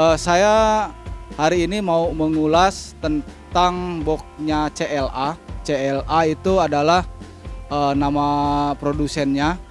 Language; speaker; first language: Indonesian; native; Indonesian